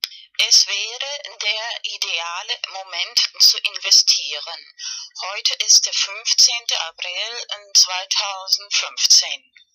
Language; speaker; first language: German; non-native, learner; Spanish